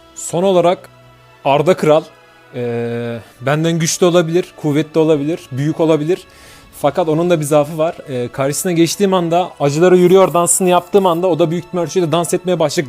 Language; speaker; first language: Turkish; native; Turkish